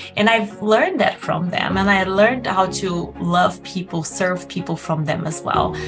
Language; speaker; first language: English; non-native, fluent; Portuguese